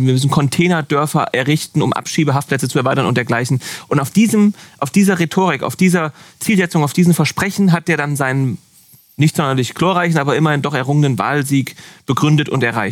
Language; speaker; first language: German; native; German